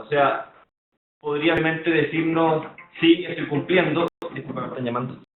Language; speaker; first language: Spanish; native; Spanish